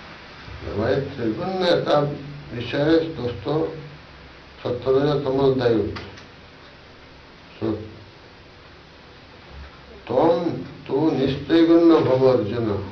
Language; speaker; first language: Russian; non-native, learner; Bangla